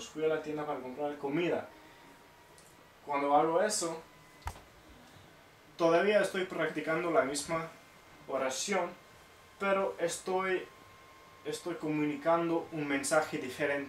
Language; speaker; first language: Spanish; non-native, fluent; English